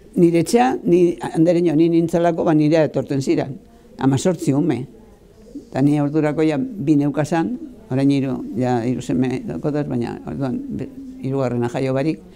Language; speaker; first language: Basque; native; Basque